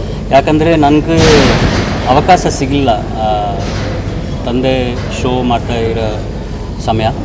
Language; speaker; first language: Kannada; non-native, learner; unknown